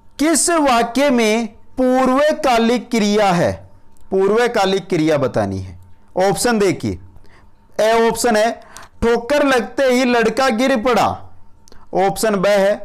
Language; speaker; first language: Hindi; native; Hindi